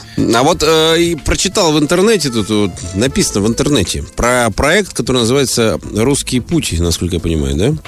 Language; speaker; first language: Russian; native; Russian